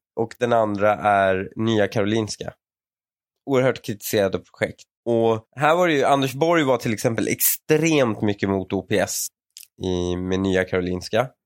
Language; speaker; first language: Swedish; early bilingual, other home language; Persian